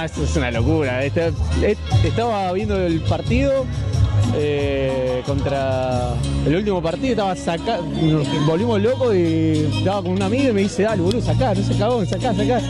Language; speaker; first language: Spanish; native; Spanish